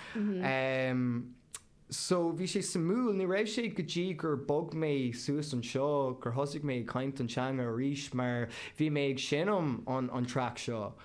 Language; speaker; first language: Irish; non-native, local second language; English